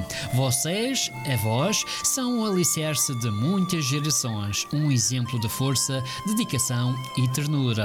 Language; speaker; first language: Portuguese; native; Portuguese